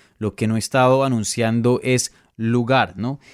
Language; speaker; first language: Spanish; native; Spanish